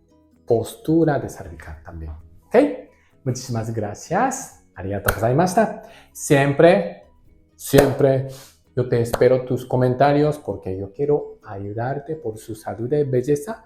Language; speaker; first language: Spanish; non-native, learner; Japanese